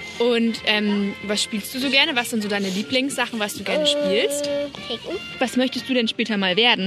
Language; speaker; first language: German; native; German